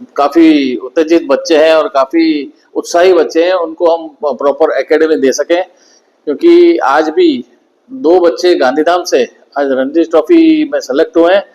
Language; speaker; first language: Hindi; non-native, local second language; Gujarati